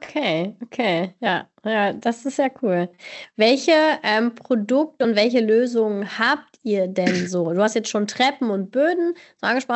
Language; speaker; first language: German; native; German